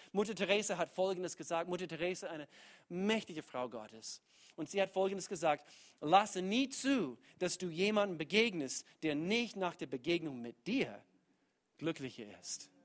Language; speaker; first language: German; non-native, fluent; English